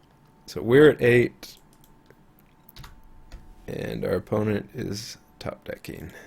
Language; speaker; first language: English; native; English